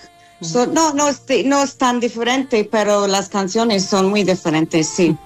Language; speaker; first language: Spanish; non-native, fluent; English